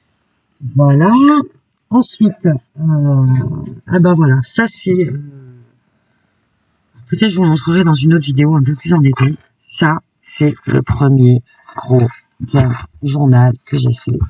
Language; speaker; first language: French; native; French